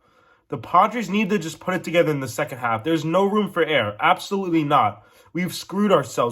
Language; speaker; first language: English; native; English